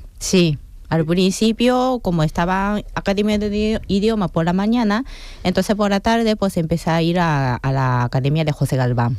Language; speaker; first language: Spanish; non-native, fluent; Japanese